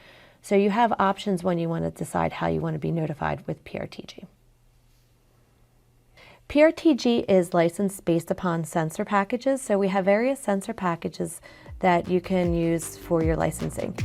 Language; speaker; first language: English; native; English